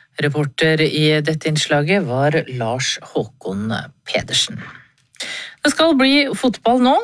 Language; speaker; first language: Norwegian; native; Norwegian